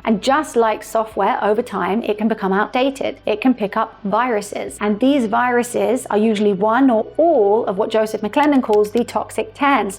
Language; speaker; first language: English; native; English